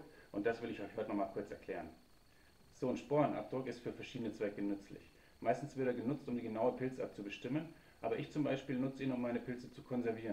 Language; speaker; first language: German; native; German